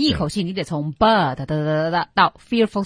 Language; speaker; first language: Chinese; native; Chinese